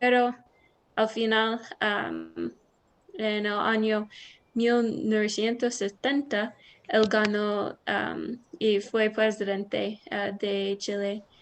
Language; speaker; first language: Spanish; non-native, learner; English